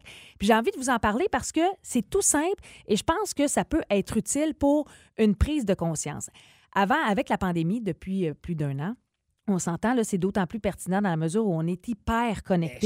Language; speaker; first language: French; native; French